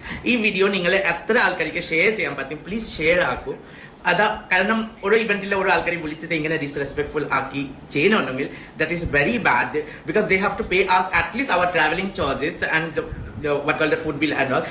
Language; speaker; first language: Malayalam; non-native, fluent; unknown